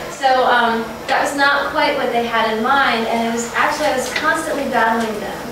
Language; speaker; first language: English; native; English